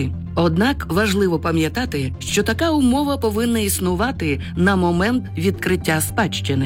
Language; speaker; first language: Ukrainian; native; Ukrainian